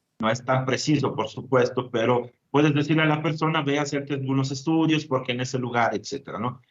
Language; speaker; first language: Spanish; non-native, fluent; Italian